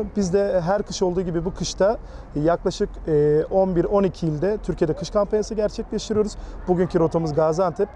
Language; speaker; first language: Turkish; native; Turkish